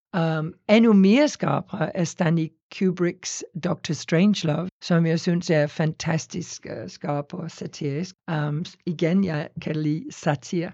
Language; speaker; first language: Danish; non-native, fluent; English